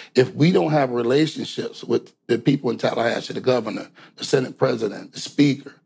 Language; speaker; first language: English; native; English